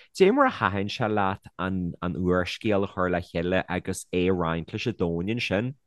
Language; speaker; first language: Irish; native; Irish